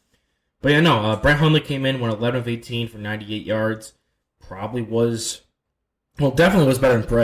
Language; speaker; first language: English; native; English